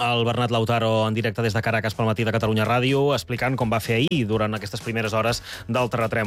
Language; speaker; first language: Catalan; native; Catalan